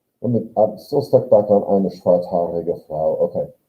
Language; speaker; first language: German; non-native, fluent; English